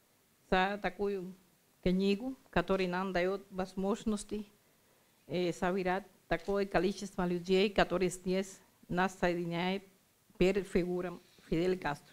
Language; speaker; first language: Russian; non-native, learner; Spanish